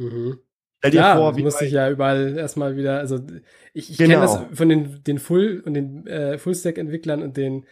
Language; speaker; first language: German; native; German